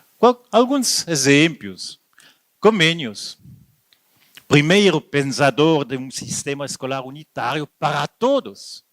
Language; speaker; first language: Portuguese; non-native, fluent; Italian